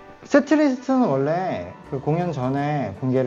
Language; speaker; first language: Korean; native; Korean